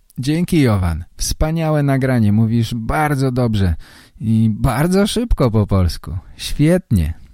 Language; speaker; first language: Polish; native; Polish